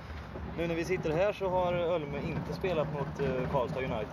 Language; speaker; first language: Swedish; native; Swedish